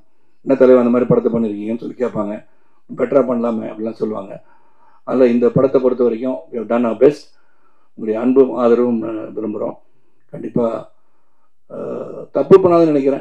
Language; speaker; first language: Tamil; native; Tamil